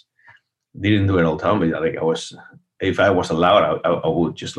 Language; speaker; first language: English; non-native, fluent; Spanish